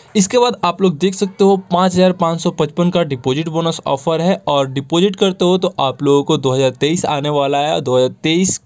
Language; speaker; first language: Hindi; native; Hindi